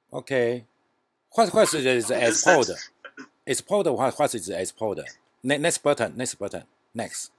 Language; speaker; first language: English; non-native, learner; Chinese